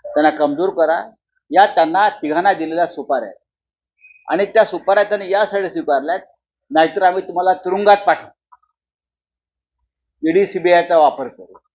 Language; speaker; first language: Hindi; non-native, local second language; Marathi